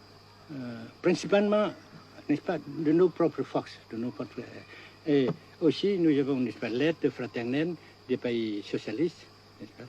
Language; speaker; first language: French; non-native, fluent; Vietnamese